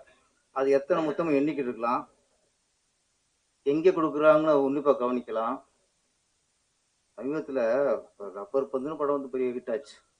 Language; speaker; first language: Tamil; native; Tamil